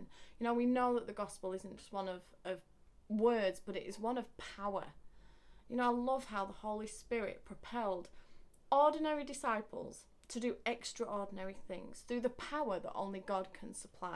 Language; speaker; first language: English; native; English